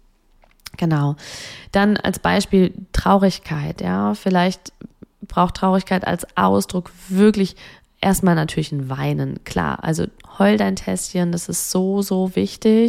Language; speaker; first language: German; native; German